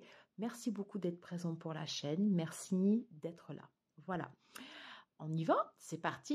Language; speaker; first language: French; native; French